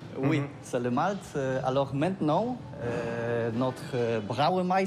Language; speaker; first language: French; non-native, learner; Polish